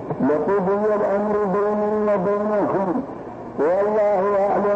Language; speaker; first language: Arabic; native; Arabic